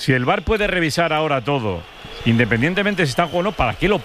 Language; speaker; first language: Spanish; native; Spanish